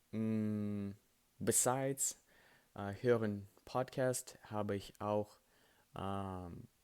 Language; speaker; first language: German; non-native, learner; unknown